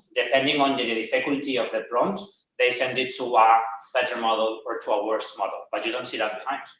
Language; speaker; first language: English; non-native, fluent; Catalan